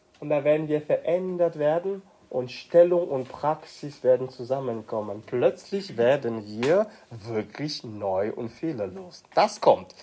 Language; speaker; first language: German; non-native, fluent; French